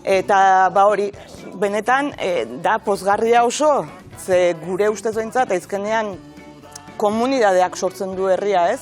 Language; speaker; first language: Basque; native; Basque